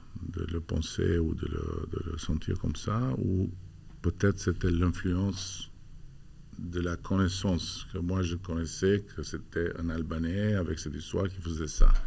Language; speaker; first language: French; non-native, fluent; Albanian